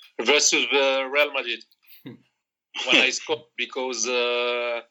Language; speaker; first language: English; non-native, learner; Arabic